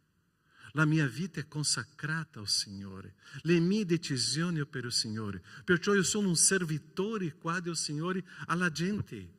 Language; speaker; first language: Italian; non-native, fluent; Portuguese